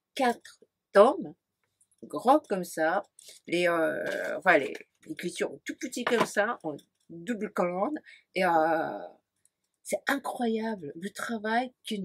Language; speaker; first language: French; non-native, fluent; Japanese